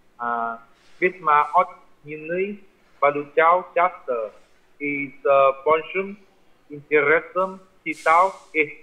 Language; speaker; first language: Russian; non-native, learner; Vietnamese